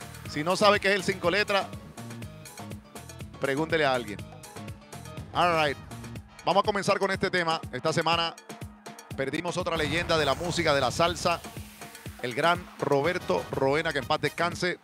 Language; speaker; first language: Spanish; native; Spanish